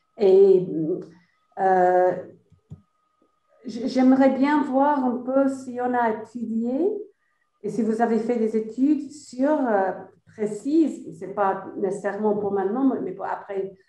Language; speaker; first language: French; non-native, fluent; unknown